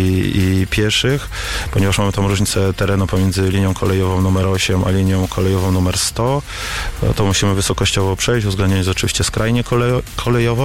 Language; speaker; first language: Polish; native; Polish